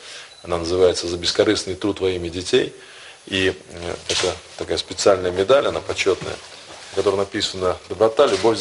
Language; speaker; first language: Russian; native; Russian